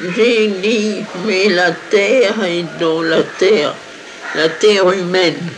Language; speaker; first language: French; native; French